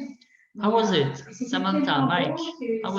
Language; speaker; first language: English; non-native, learner; French